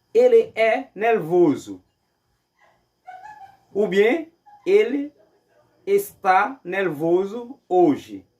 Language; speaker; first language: Portuguese; non-native, fluent; Haitian Creole